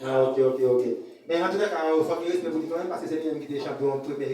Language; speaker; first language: French; non-native, learner; Haitian Creole